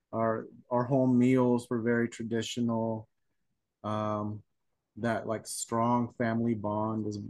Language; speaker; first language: English; early bilingual, other home language; Spanish